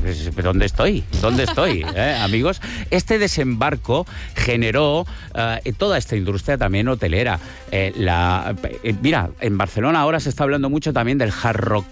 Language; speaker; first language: Spanish; native; Spanish